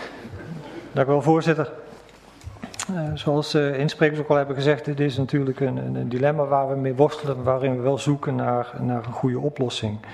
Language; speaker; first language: Dutch; native; Dutch